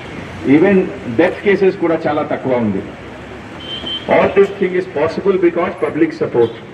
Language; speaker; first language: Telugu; non-native, local second language; Hindi